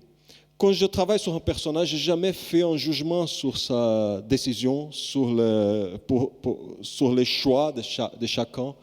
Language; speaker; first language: French; non-native, fluent; Portuguese